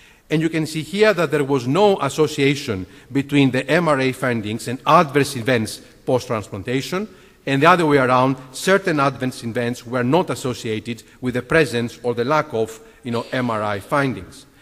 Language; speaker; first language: English; non-native, fluent; Greek